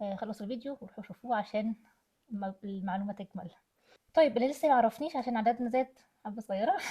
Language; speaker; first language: Egyptian Arabic; early bilingual, heritage; German